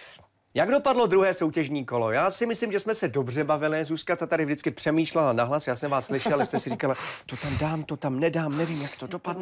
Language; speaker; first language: Czech; native; Czech